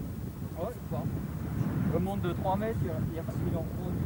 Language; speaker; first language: French; native; French